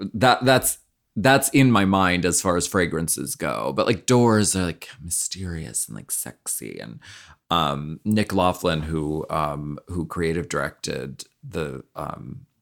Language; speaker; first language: English; native; English